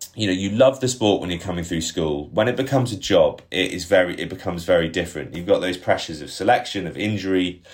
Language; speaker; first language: English; native; English